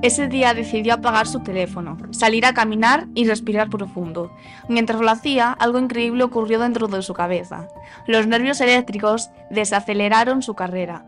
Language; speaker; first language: Spanish; native; Spanish